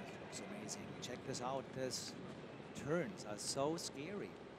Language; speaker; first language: English; non-native, fluent; German